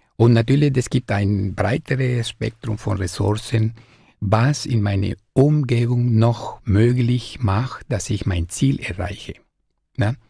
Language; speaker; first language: German; non-native, fluent; Spanish